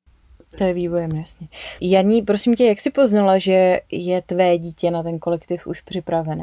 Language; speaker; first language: Czech; native; Czech